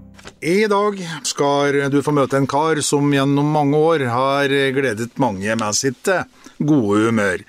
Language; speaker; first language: Norwegian; native; Norwegian